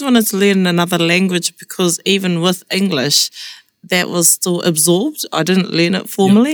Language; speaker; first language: English; non-native, local second language; Māori